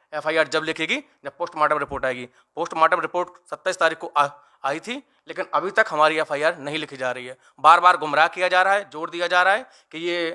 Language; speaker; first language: Hindi; native; Hindi